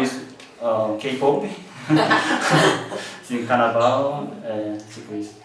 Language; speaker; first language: Portuguese; non-native, learner; Korean